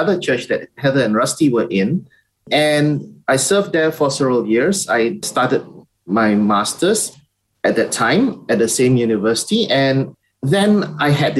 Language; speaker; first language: English; native; English